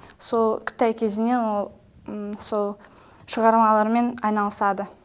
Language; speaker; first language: Kazakh; non-native, local second language; Russian